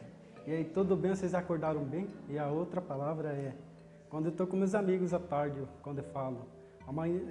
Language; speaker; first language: Portuguese; non-native, local second language; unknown